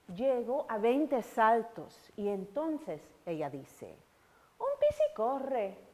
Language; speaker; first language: Spanish; early bilingual, heritage; Spanish